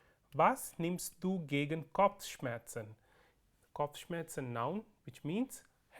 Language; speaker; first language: German; non-native, fluent; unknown